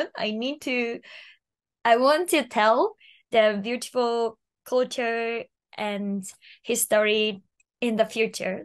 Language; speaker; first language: English; non-native, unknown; Japanese